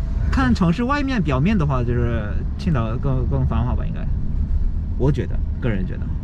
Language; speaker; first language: Chinese; early bilingual, other home language; Korean